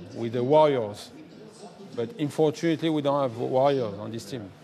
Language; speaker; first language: English; non-native, fluent; French